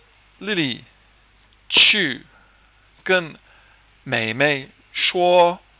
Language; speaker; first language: Chinese; non-native, fluent; English